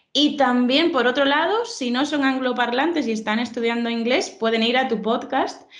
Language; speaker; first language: Spanish; native; Spanish